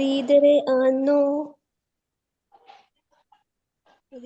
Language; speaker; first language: Italian; non-native, learner; Urdu